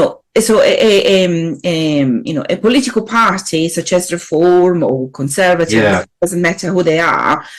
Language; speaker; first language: English; non-native, fluent; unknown